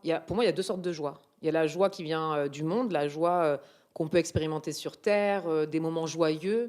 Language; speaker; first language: French; native; French